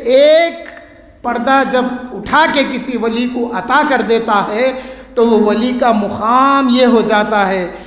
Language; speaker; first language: Urdu; native; Urdu